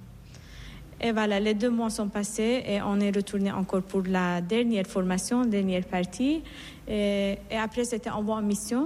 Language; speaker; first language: French; non-native, fluent; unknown